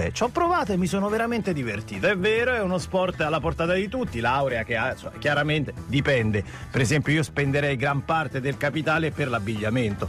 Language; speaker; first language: Italian; native; Italian